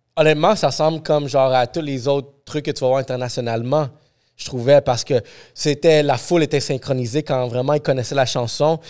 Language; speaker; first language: French; non-native, fluent; English